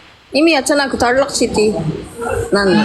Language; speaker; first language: Korean; non-native, learner; Filipino